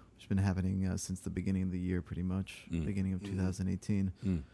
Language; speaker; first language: English; early bilingual, other home language; French